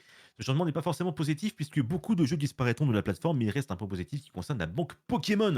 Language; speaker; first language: French; native; French